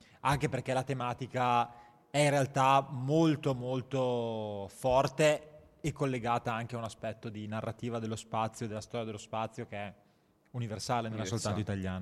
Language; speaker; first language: Italian; native; Italian